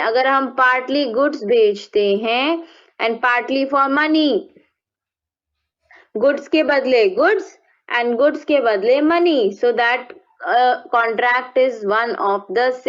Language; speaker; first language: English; non-native, local second language; Hindi